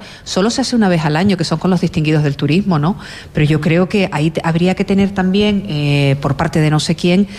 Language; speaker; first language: Spanish; native; Spanish